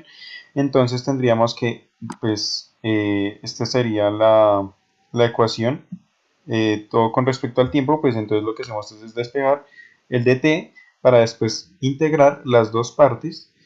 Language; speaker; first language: Spanish; native; Spanish